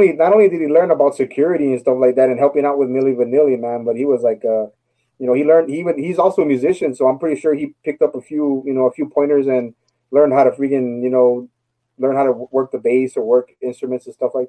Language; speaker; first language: English; native; English